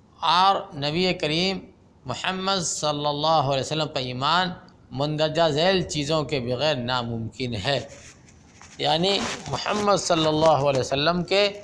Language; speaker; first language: Urdu; native; Urdu